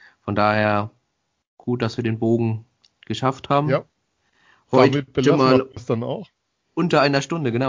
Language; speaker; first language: German; native; German